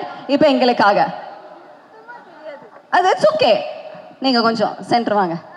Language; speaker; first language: Tamil; native; Tamil